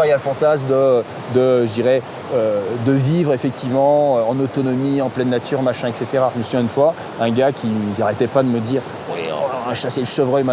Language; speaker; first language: French; native; French